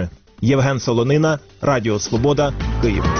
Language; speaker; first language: Ukrainian; native; Ukrainian